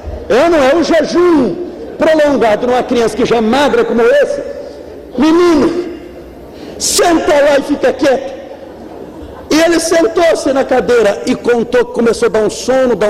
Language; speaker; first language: Portuguese; native; Portuguese